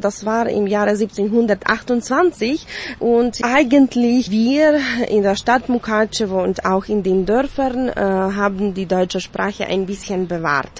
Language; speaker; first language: German; early bilingual, heritage; German